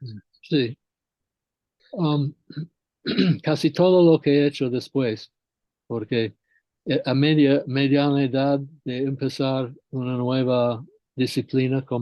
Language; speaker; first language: Spanish; non-native, fluent; English